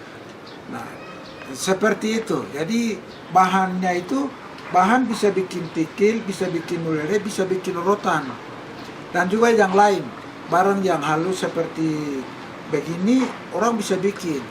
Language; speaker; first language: Indonesian; non-native, local second language; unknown